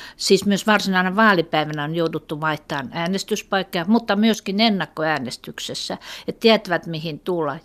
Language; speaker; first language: Finnish; native; Finnish